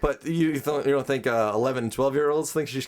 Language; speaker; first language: English; native; English